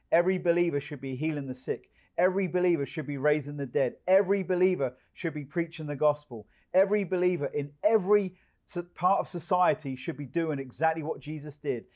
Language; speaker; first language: English; native; English